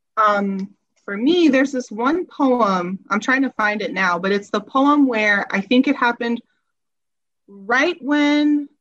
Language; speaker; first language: English; early bilingual, other home language; Spanish